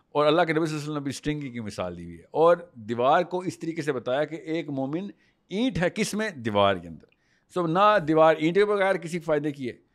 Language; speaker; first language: Urdu; native; Urdu